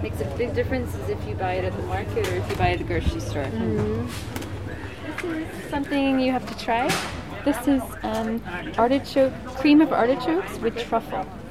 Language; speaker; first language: English; native; English